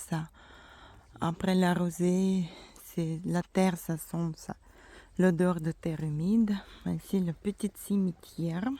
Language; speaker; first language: French; non-native, fluent; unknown